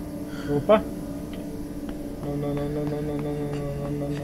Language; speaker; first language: Portuguese; native; Portuguese